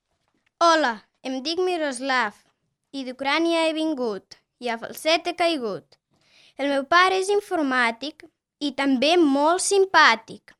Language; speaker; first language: Catalan; early bilingual, other home language; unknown